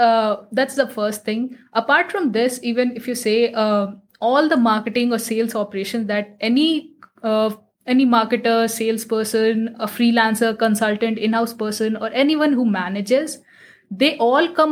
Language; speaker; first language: English; non-native, local second language; Hindi